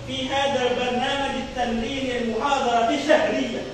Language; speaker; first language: Arabic; non-native, learner; Indonesian